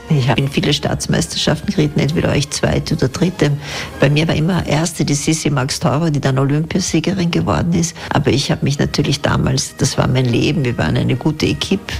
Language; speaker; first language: German; native; German